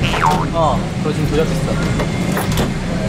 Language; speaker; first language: Korean; non-native, fluent; Chinese